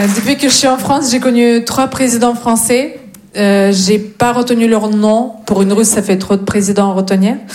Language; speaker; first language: French; non-native, fluent; Russian